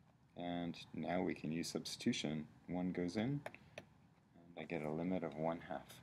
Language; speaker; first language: English; native; English